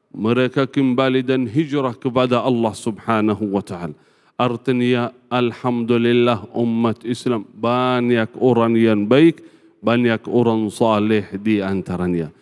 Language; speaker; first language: Malay; non-native, fluent; Arabic